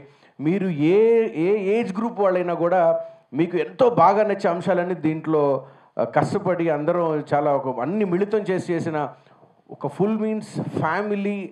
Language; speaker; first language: Telugu; native; Telugu